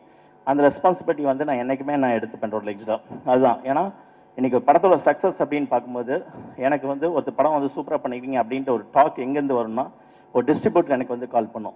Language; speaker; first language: Tamil; native; Tamil